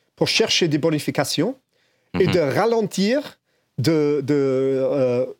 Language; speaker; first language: French; non-native, fluent; English